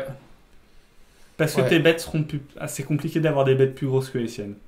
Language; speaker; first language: French; native; French